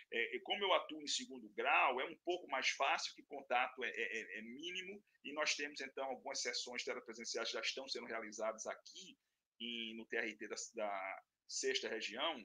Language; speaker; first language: Portuguese; native; Portuguese